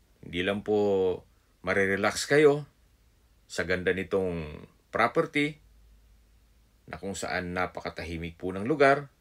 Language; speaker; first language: Filipino; non-native, local second language; Bikol